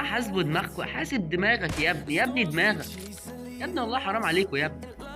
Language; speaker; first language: Arabic; native; Arabic